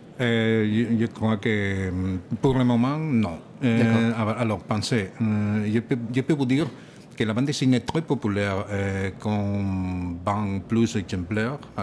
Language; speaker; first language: French; non-native, learner; Catalan